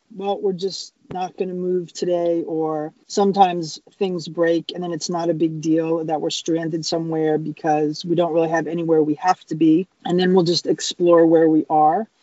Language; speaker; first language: English; native; English